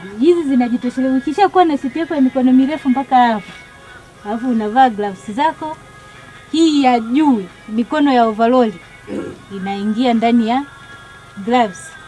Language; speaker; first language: Swahili; native; Swahili